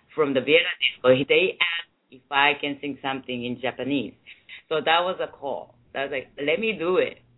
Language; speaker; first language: English; non-native, fluent; Japanese